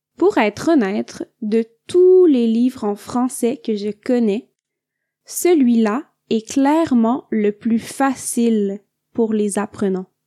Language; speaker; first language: French; native; French